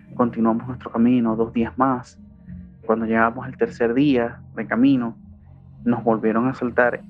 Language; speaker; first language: Spanish; native; Spanish